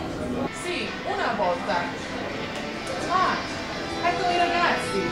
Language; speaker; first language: Italian; non-native, learner; English